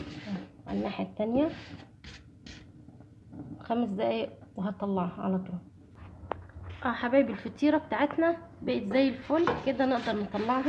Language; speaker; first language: Arabic; native; Arabic